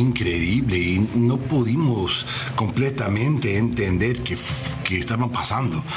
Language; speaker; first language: Spanish; non-native, learner; English